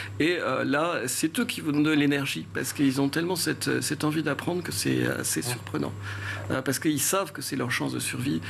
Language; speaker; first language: French; native; French